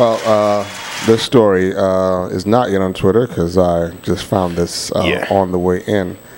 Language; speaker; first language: English; native; English